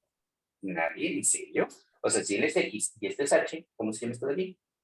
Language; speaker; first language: Spanish; native; Spanish